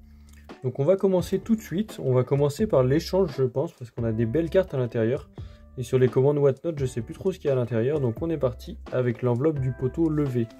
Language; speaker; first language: French; native; French